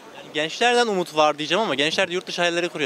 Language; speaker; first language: Turkish; native; Turkish